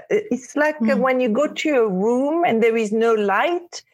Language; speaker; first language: English; non-native, fluent; Arabic